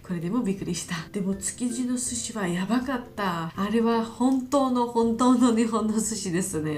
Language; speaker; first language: Japanese; non-native, learner; Georgian